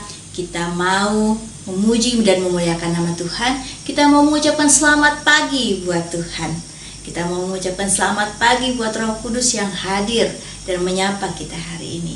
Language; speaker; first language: Indonesian; native; Indonesian